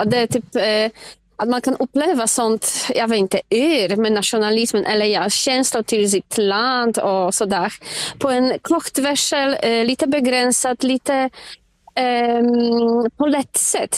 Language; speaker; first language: Swedish; non-native, fluent; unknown